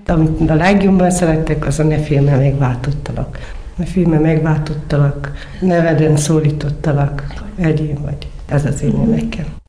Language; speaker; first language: Hungarian; native; Hungarian